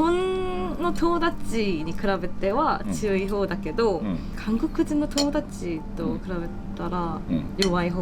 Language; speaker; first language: Japanese; non-native, learner; Korean